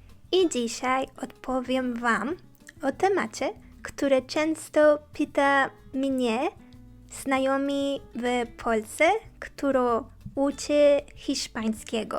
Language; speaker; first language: Polish; non-native, learner; Spanish